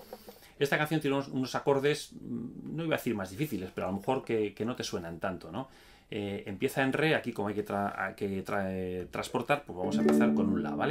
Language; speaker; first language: Spanish; native; Spanish